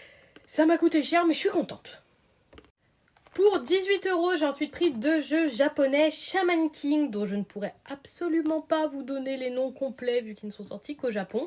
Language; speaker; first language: French; native; French